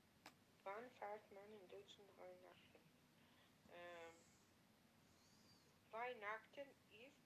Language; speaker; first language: German; non-native, learner; Macedonian